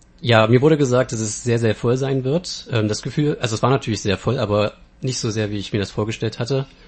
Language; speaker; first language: German; native; German